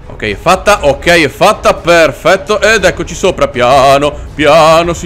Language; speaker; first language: Italian; native; Italian